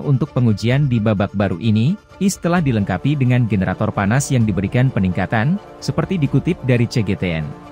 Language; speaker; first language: Indonesian; native; Indonesian